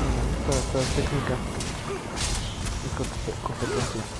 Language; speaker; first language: Spanish; non-native, learner; French